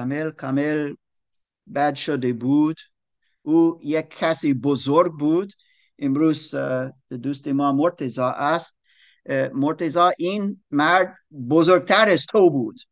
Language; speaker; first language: Persian; non-native, learner; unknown